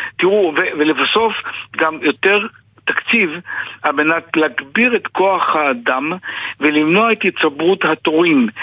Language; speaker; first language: Hebrew; native; Hebrew